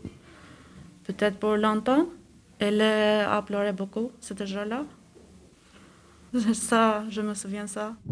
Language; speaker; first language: French; non-native, learner; Albanian